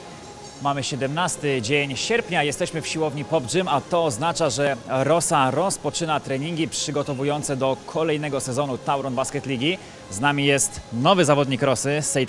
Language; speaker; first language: Polish; native; Polish